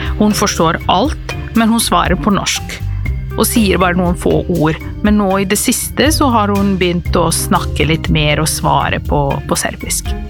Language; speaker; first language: Norwegian; non-native, fluent; Serbian